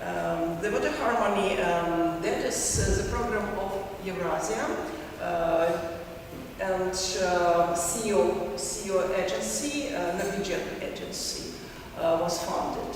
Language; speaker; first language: English; non-native, learner; Ukrainian